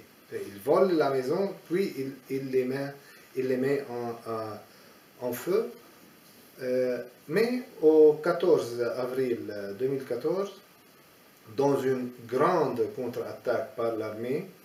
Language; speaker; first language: French; non-native, fluent; Aramaic